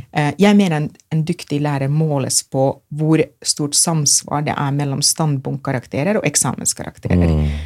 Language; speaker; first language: Norwegian; non-native, fluent; Finnish